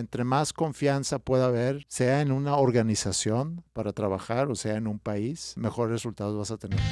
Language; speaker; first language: Spanish; non-native, fluent; Swedish